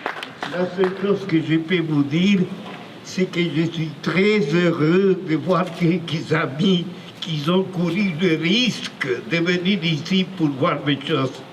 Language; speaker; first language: French; non-native, fluent; Spanish